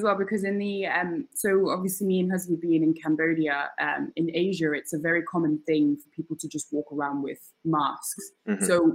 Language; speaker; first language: English; native; English